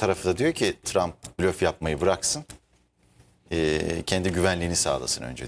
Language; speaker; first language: Turkish; native; Turkish